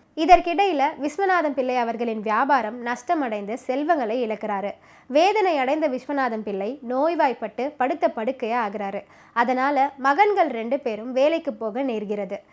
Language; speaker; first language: Tamil; native; Tamil